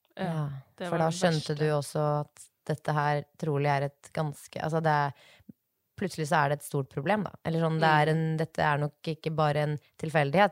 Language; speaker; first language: Norwegian; native; Norwegian